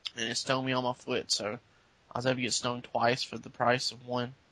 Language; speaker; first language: English; native; English